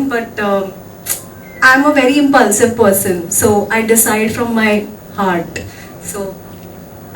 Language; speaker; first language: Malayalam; non-native, learner; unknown